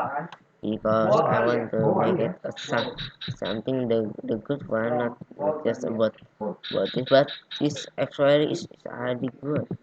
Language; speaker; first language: English; non-native, learner; Indonesian